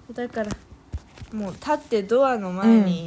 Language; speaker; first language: Japanese; non-native, fluent; Korean